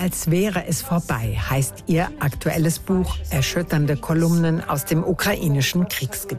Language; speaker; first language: German; native; German